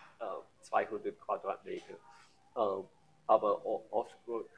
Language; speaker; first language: German; non-native, learner; English